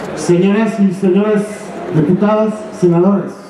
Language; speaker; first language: Spanish; non-native, fluent; French